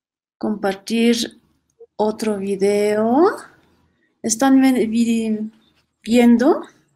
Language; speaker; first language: Spanish; non-native, fluent; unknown